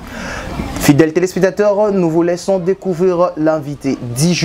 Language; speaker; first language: French; non-native, local second language; Lingala